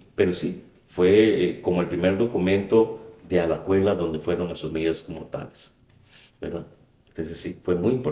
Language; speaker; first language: Spanish; native; Spanish